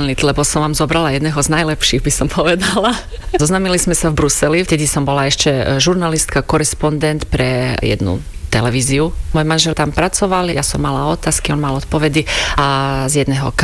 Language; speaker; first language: Slovak; non-native, fluent; Slovenian